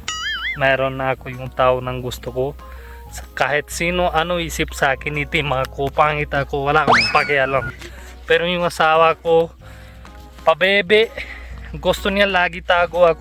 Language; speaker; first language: Filipino; non-native, learner; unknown